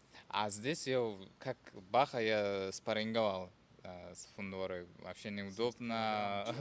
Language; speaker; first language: Russian; non-native, fluent; Uzbek